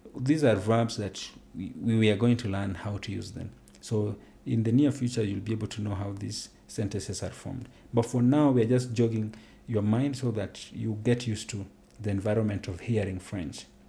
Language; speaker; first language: English; non-native, local second language; Luo (Kenya and Tanzania)